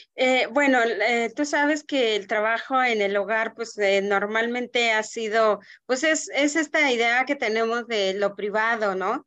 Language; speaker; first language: Spanish; non-native, local second language; Mixtepec Mixtec